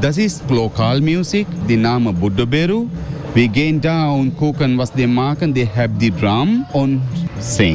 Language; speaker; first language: German; non-native, learner; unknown